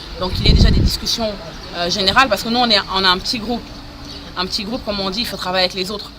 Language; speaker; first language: French; non-native, local second language; Arabic